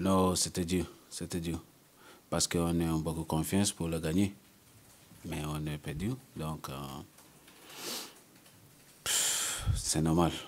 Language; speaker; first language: French; non-native, learner; English